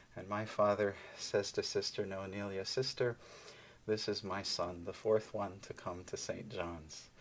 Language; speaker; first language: English; native; English